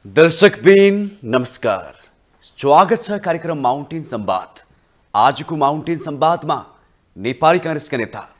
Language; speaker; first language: Nepali; native; Nepali